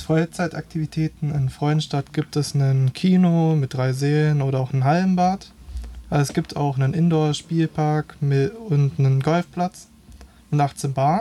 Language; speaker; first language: German; native; German